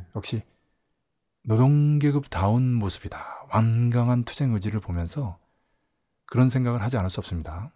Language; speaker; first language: Korean; native; Korean